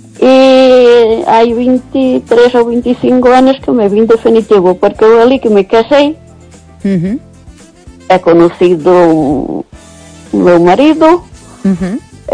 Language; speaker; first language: Spanish; non-native, learner; Portuguese